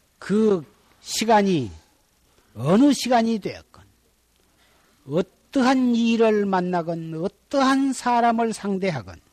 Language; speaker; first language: Korean; native; Korean